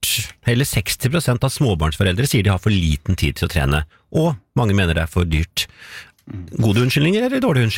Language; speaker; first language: Norwegian; native; Norwegian